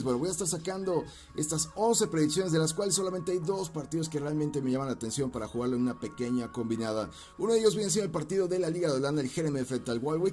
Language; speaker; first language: Spanish; native; Spanish